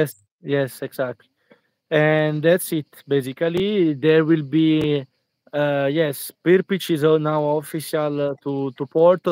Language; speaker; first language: English; non-native, fluent; Italian